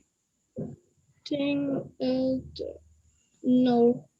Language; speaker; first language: English; non-native, learner; Vietnamese